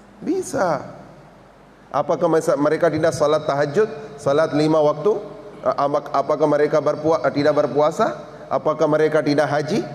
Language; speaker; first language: Indonesian; non-native, learner; Urdu